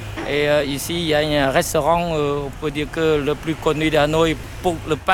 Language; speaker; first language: French; non-native, fluent; Vietnamese